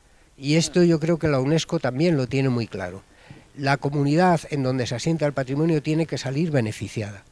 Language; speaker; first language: Spanish; native; Spanish